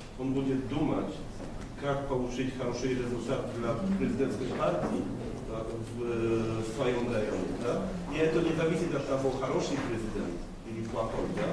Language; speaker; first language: Russian; non-native, fluent; Polish